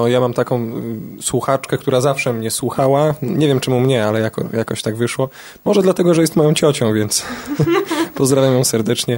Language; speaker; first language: Polish; native; Polish